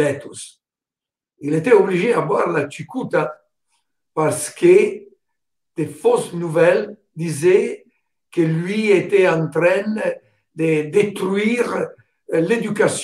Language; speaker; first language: French; non-native, fluent; Italian